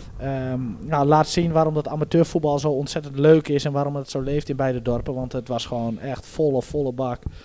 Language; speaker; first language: Dutch; native; Dutch